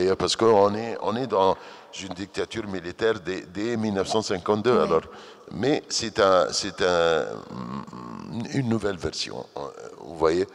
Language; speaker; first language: French; non-native, fluent; Arabic